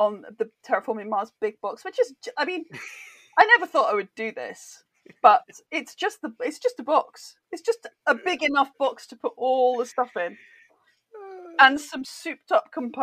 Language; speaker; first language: English; native; English